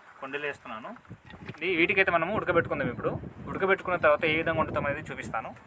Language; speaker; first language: Telugu; non-native, local second language; Odia